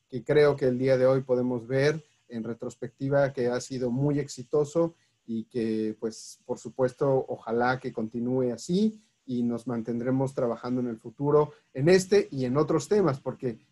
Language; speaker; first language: Spanish; native; Spanish